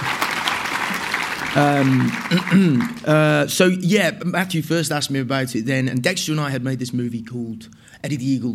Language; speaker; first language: English; native; English